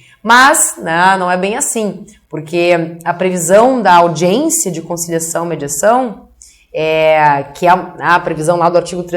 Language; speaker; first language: Portuguese; native; Portuguese